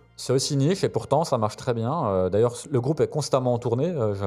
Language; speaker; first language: French; native; French